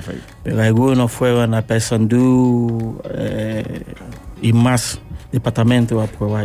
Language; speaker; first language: Spanish; non-native, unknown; Yoruba